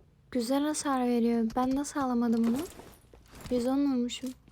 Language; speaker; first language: Turkish; non-native, fluent; Azerbaijani